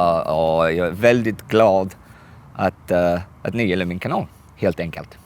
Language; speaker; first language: Swedish; non-native, fluent; English